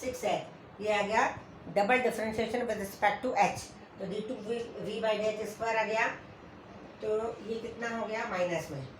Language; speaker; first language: Hindi; native; Hindi